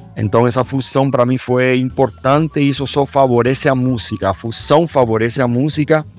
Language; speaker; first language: Portuguese; non-native, fluent; Spanish